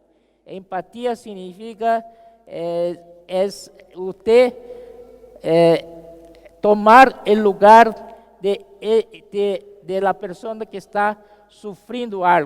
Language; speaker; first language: Spanish; non-native, fluent; Portuguese